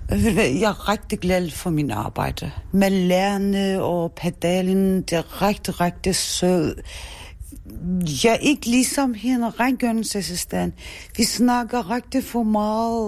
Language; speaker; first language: Danish; non-native, learner; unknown